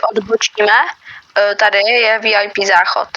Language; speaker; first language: Czech; native; Czech